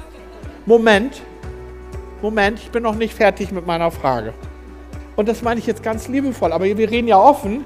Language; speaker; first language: German; native; German